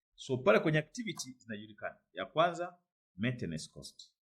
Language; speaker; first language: English; non-native, local second language; Swahili